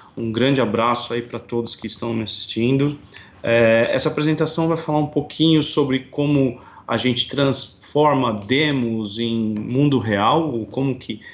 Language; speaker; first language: Portuguese; native; Portuguese